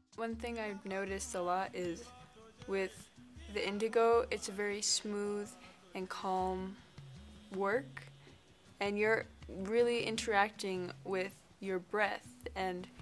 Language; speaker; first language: English; native; English